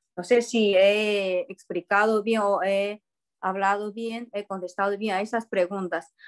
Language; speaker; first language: Spanish; non-native, fluent; Chinese